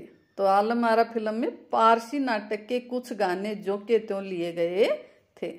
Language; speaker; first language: Hindi; native; Hindi